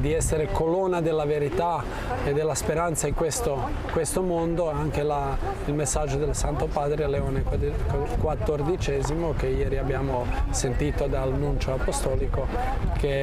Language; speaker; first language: Italian; non-native, fluent; Croatian